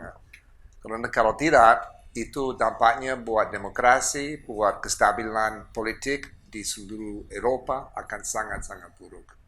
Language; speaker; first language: Indonesian; non-native, fluent; English